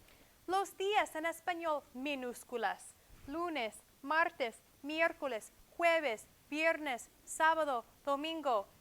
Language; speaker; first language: Spanish; non-native, fluent; English